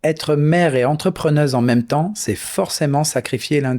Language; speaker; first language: French; native; French